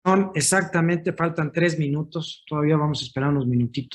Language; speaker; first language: Spanish; native; Spanish